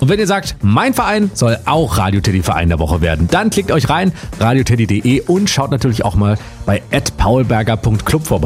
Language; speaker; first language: German; native; German